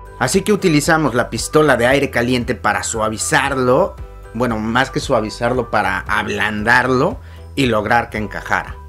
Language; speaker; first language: Spanish; native; Spanish